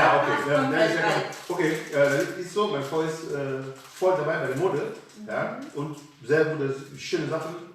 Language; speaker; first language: German; non-native, learner; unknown